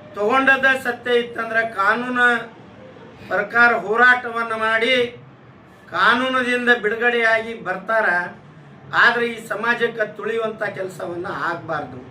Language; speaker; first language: Kannada; non-native, local second language; Lambadi